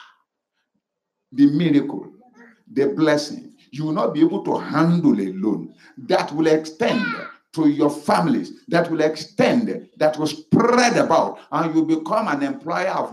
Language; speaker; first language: English; non-native, local second language; Yoruba